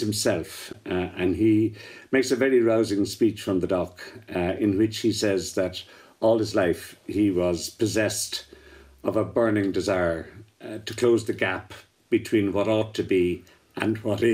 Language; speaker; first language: English; native; English